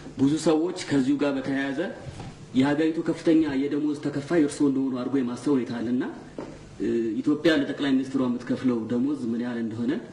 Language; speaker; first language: Amharic; native; Amharic